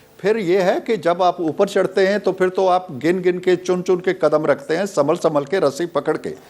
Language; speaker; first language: Urdu; native; Urdu